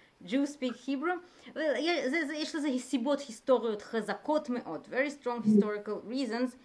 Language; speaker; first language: Hebrew; native; Hebrew